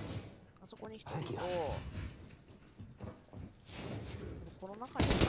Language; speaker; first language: Japanese; native; Japanese